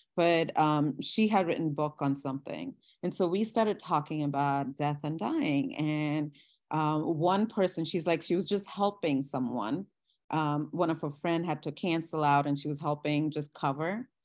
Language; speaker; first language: English; non-native, local second language; Gujarati